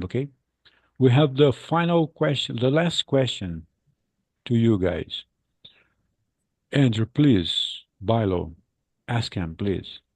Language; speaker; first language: English; non-native, fluent; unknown